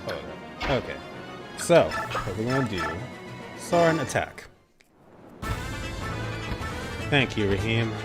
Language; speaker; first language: English; native; English